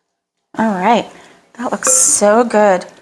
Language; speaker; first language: English; native; English